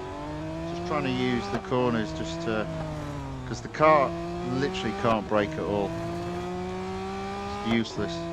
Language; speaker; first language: English; native; English